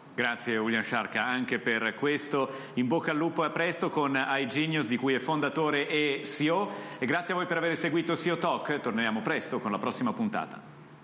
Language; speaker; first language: Italian; native; Italian